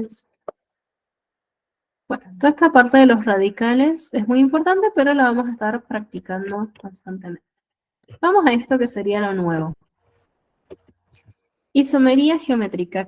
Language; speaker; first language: Spanish; native; Spanish